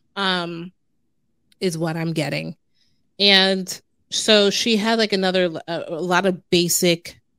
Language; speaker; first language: English; native; English